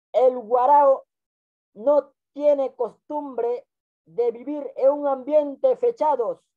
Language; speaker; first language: Spanish; non-native, local second language; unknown